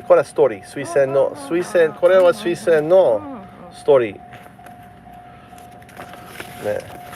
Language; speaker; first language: Japanese; non-native, learner; English